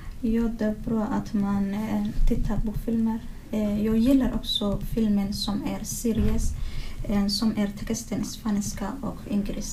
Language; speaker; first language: Swedish; non-native, learner; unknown